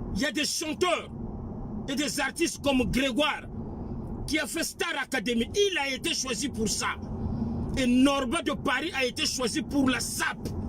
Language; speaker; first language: French; non-native, local second language; Lingala